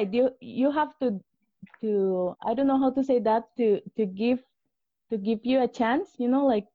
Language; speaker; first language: English; non-native, learner; Spanish